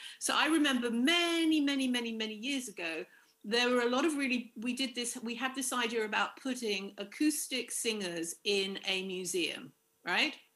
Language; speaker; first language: English; native; English